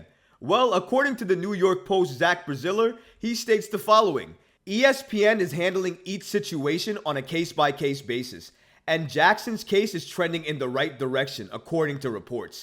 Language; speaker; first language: English; native; English